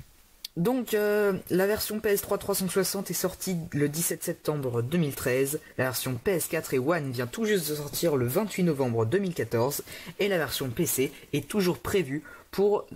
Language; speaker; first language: French; native; French